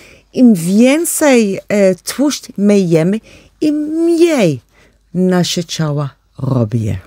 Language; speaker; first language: Polish; non-native, learner; Dutch